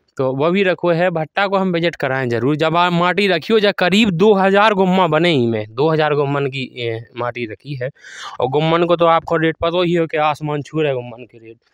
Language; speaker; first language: Hindi; native; Hindi